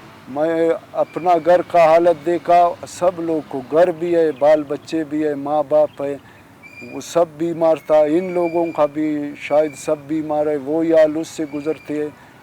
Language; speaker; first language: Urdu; non-native, local second language; Baluchi